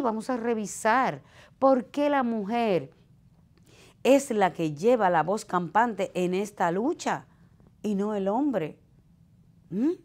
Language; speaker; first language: Spanish; native; Spanish